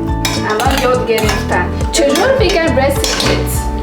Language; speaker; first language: Persian; non-native, learner; Chinese